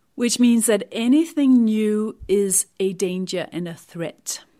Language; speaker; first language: English; non-native, fluent; Danish